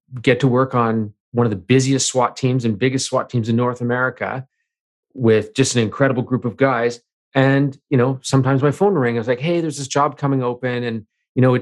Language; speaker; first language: English; native; English